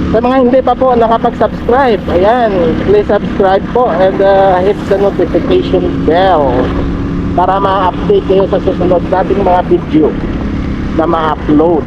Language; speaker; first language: Filipino; non-native, local second language; Hiligaynon